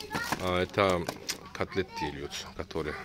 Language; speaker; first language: Russian; non-native, learner; Turkish